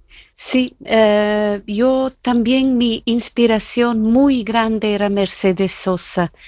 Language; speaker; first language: Spanish; non-native, fluent; Italian